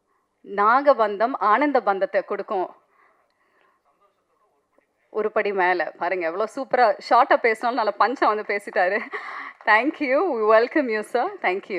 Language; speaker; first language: Tamil; native; Tamil